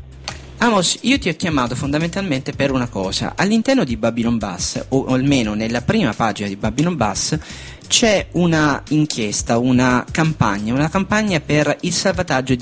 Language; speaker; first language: Italian; native; Italian